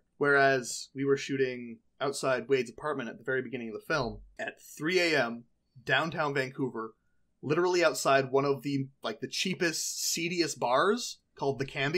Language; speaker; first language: English; native; English